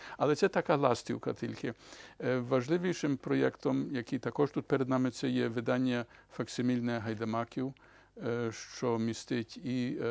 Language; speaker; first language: Ukrainian; early bilingual, heritage; Ukrainian